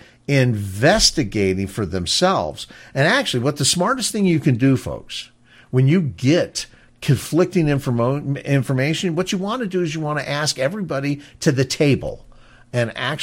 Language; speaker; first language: English; native; English